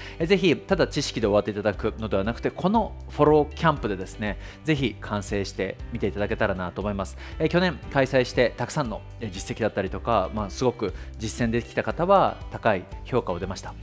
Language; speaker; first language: Japanese; native; Japanese